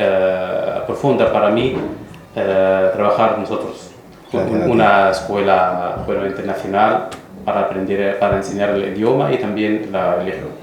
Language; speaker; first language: Spanish; non-native, fluent; Arabic